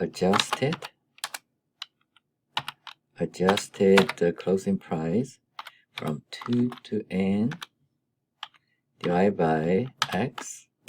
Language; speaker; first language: English; non-native, fluent; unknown